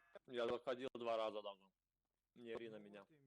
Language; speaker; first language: Russian; native; Russian